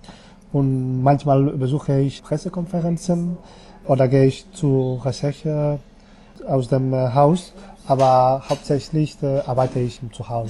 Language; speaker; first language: German; non-native, fluent; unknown